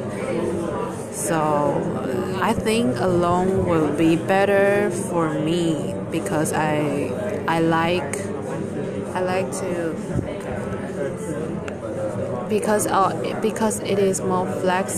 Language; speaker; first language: English; non-native, learner; Chinese